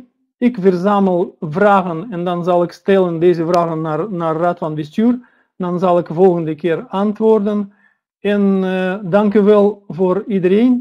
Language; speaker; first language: Dutch; non-native, learner; Russian